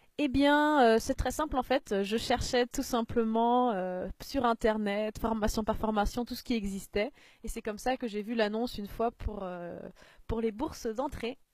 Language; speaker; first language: French; native; French